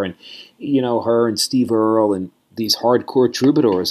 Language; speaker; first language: English; native; English